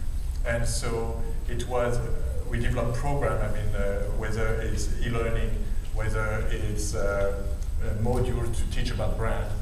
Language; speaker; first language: English; non-native, local second language; French